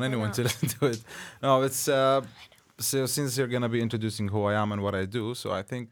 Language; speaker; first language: English; non-native, fluent; Arabic